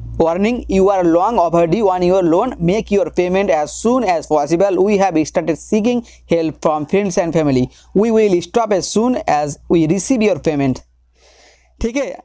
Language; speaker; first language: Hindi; non-native, local second language; Bangla